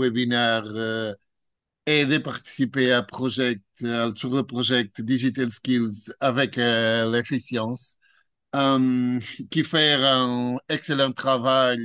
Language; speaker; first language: French; non-native, learner; Portuguese